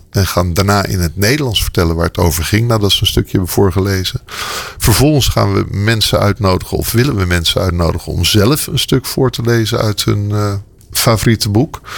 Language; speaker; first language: Dutch; native; Dutch